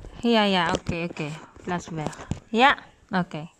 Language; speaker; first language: Dutch; non-native, learner; Filipino